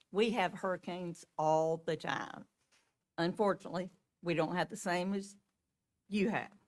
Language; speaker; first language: English; native; English